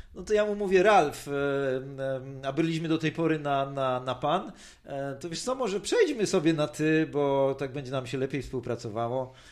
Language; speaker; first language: Polish; native; Polish